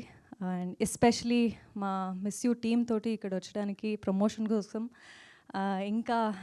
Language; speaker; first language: Telugu; non-native, fluent; Kannada